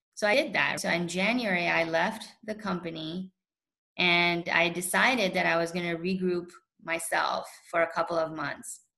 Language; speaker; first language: English; early bilingual, other home language; Urdu